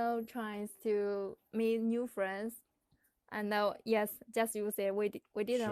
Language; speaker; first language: English; non-native, learner; Chinese